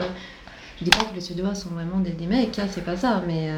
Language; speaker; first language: French; non-native, fluent; Swedish